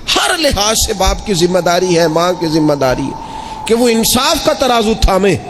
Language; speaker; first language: Urdu; non-native, local second language; Punjabi